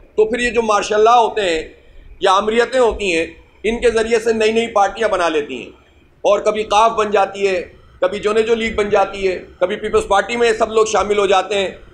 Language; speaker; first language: Urdu; native; Urdu